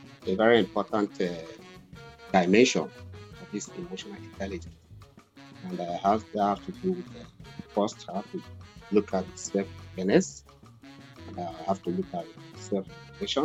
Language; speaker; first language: English; non-native, local second language; Igbo